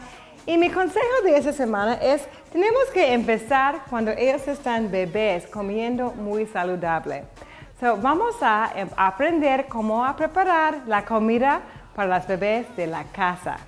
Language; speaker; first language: Spanish; non-native, learner; English